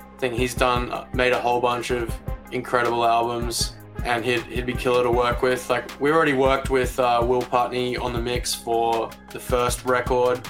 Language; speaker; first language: English; native; English